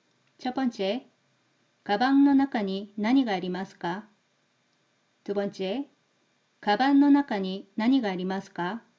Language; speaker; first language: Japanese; non-native, fluent; Korean